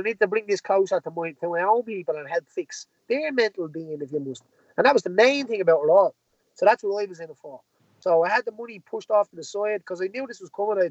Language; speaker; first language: English; native; English